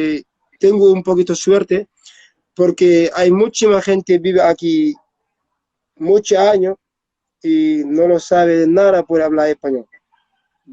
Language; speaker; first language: Spanish; non-native, learner; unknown